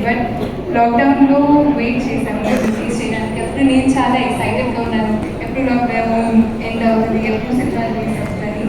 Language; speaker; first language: Telugu; non-native, fluent; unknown